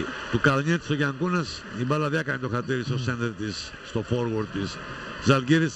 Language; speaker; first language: Greek; native; Greek